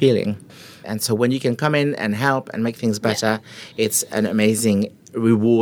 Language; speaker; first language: English; non-native, fluent; French